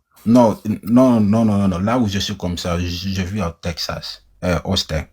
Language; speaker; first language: French; non-native, local second language; Susu